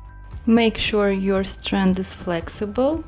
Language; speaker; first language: English; non-native, fluent; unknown